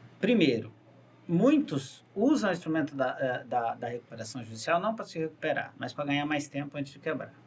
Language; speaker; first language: Portuguese; native; Portuguese